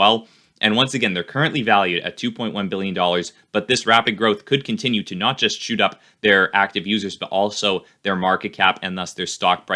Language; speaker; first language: English; native; English